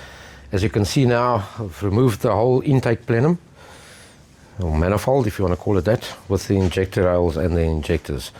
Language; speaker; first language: English; native; English